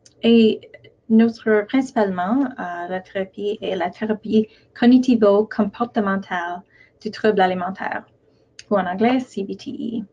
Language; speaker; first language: French; non-native, local second language; English